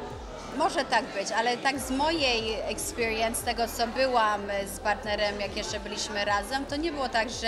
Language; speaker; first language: Polish; early bilingual, other home language; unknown